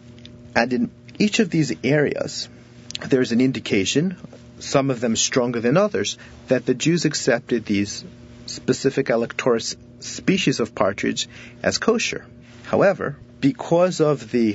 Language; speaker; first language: English; native; English